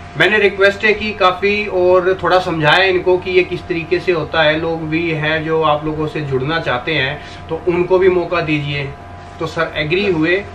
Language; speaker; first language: Hindi; native; Hindi